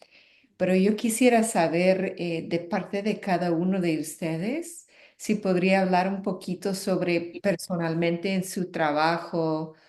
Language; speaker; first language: Spanish; non-native, fluent; English